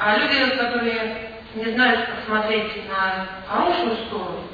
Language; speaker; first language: Russian; native; Russian